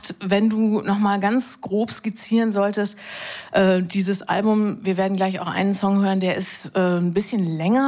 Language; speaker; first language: German; native; German